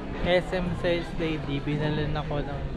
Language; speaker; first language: Filipino; native; Filipino